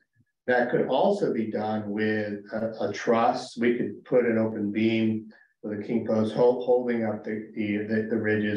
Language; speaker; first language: English; native; English